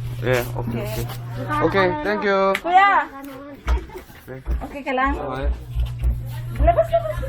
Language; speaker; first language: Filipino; non-native, learner; Korean